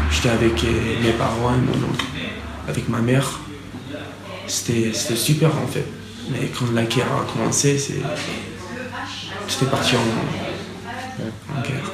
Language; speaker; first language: French; non-native, fluent; Arabic